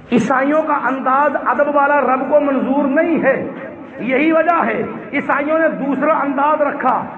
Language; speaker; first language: Urdu; non-native, local second language; Punjabi